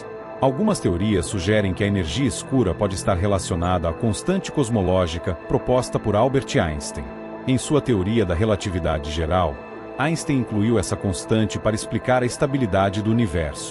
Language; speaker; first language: Portuguese; native; Portuguese